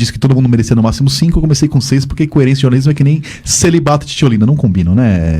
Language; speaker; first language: Portuguese; native; Portuguese